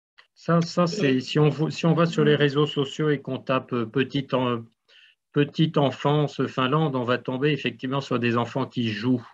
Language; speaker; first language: French; native; French